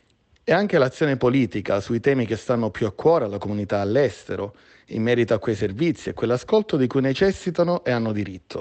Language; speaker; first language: Italian; native; Italian